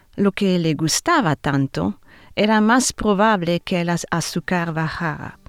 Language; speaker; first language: Spanish; non-native, fluent; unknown